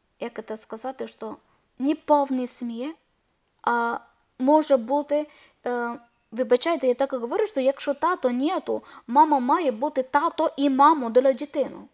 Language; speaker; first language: Ukrainian; non-native, learner; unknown